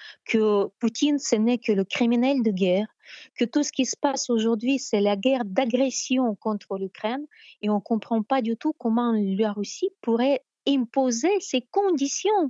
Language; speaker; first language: French; non-native, fluent; Ukrainian